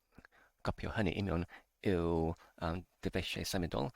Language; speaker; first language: Welsh; non-native, learner; English